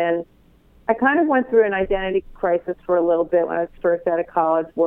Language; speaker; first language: English; native; English